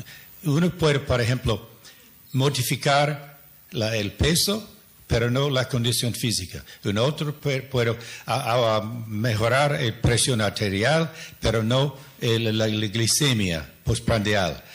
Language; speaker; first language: Spanish; non-native, fluent; English